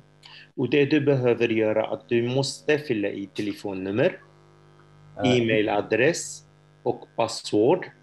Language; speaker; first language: Swedish; non-native, fluent; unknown